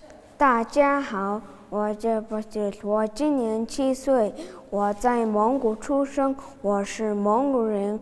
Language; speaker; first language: Chinese; non-native, learner; Mongolian